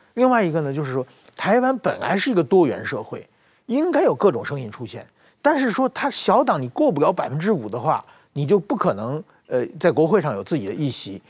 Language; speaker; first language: Chinese; native; Chinese